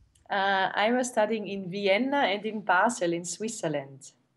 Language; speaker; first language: English; non-native, fluent; German